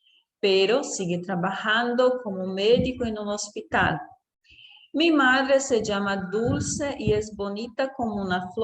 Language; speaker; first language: Spanish; non-native, fluent; Portuguese